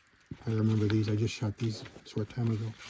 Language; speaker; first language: English; native; English